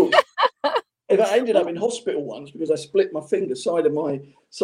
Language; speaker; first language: English; native; English